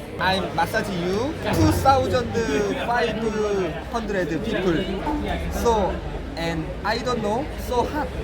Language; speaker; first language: English; non-native, learner; Korean